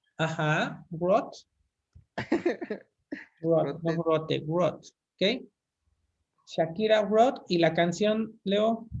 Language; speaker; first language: Spanish; native; Spanish